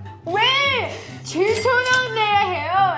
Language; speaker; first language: Korean; non-native, fluent; English